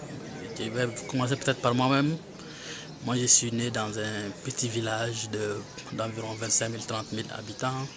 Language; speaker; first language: French; non-native, local second language; Bambara